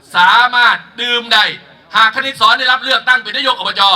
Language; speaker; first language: Thai; native; Thai